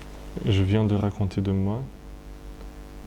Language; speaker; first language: French; non-native, fluent; Russian